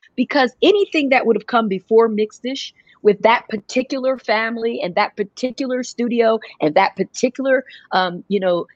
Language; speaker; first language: English; native; English